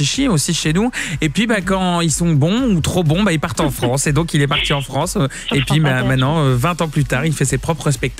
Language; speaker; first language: French; native; French